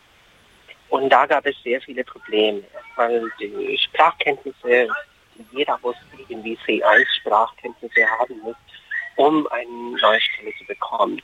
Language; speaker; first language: German; non-native, fluent; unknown